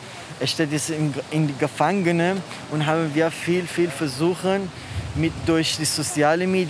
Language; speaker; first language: German; non-native, learner; Persian